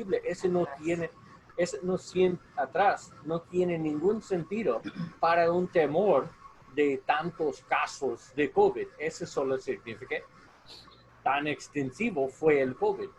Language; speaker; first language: Spanish; non-native, learner; English